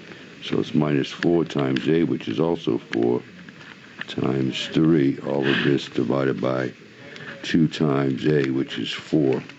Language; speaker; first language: English; native; English